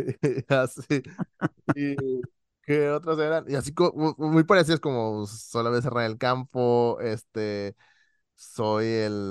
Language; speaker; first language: Spanish; native; Spanish